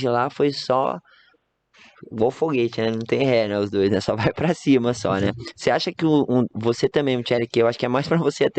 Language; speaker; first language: Portuguese; native; Portuguese